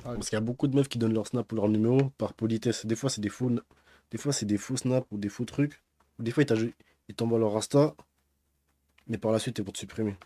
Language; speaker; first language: French; native; French